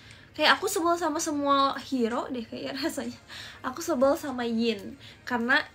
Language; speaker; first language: Indonesian; native; Indonesian